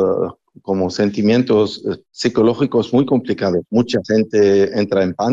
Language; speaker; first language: Spanish; non-native, fluent; Arabic